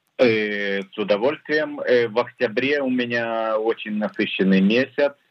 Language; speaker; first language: Russian; native; Russian